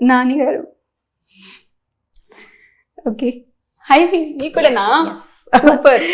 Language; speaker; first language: Telugu; non-native, learner; Tamil